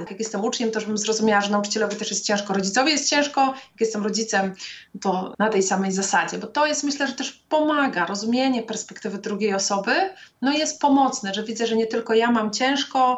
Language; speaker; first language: Polish; native; Polish